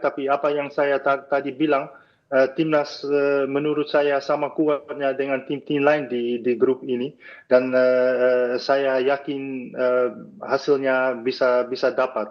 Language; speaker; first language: Indonesian; non-native, fluent; Dutch